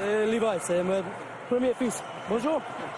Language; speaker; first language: French; non-native, learner; English